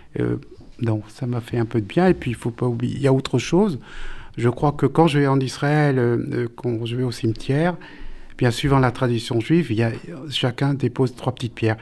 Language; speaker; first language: French; native; French